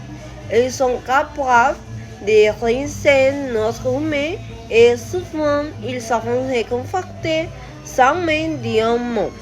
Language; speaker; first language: French; non-native, learner; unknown